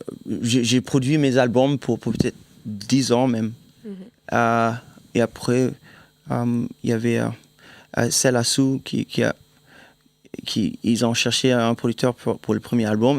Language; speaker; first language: French; non-native, fluent; German